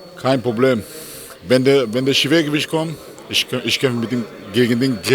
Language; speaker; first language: German; non-native, learner; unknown